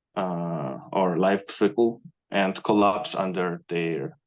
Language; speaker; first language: English; non-native, fluent; Polish